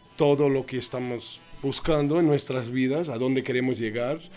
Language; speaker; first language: Spanish; non-native, fluent; English